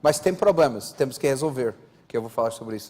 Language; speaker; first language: Portuguese; non-native, fluent; English